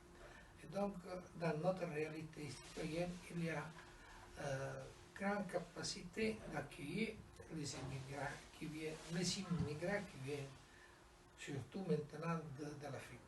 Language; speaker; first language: French; non-native, fluent; Italian